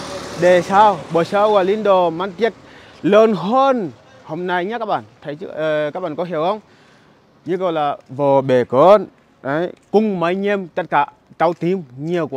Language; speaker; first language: Vietnamese; non-native, learner; Portuguese